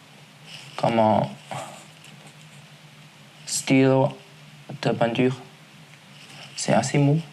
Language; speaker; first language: French; non-native, learner; Chinese